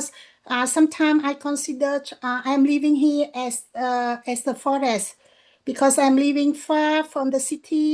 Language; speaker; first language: English; non-native, learner; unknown